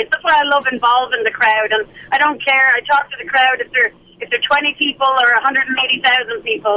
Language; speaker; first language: English; native; English